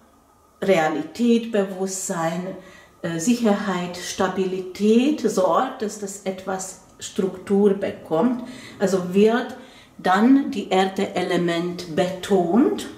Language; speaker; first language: German; non-native, fluent; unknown